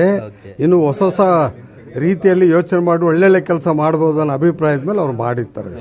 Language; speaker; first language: Kannada; native; Kannada